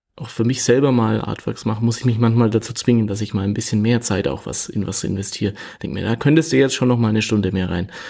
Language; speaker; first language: German; native; German